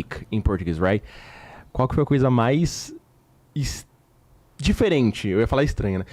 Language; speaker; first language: Portuguese; native; Portuguese